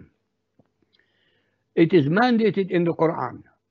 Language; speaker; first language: English; non-native, fluent; Arabic